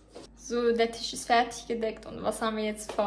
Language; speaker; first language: German; early bilingual, other home language; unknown